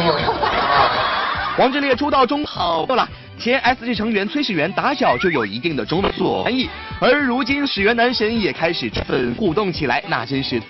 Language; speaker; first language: Chinese; native; Chinese